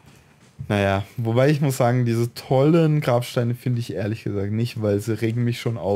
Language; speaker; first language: German; native; German